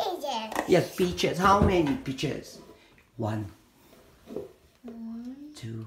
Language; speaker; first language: English; non-native, fluent; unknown